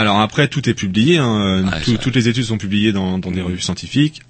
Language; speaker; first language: French; native; French